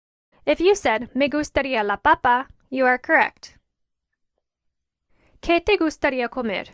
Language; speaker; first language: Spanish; non-native, fluent; English